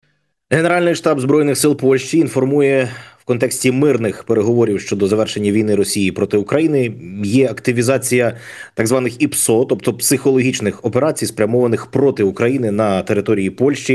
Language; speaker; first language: Ukrainian; native; Ukrainian